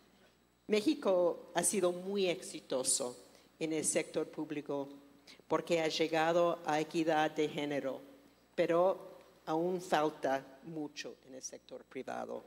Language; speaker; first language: Spanish; non-native, fluent; English